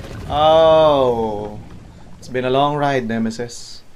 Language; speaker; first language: English; non-native, local second language; Filipino